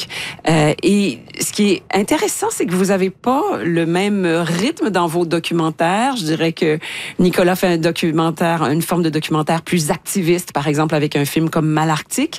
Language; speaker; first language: French; native; French